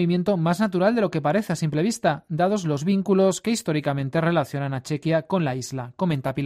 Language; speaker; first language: Spanish; native; Spanish